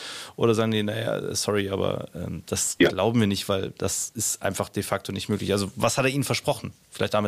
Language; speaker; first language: German; native; German